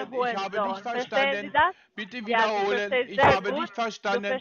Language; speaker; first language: German; native; German